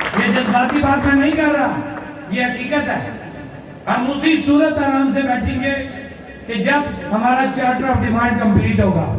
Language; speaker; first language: Urdu; non-native, local second language; Pahari-Potwari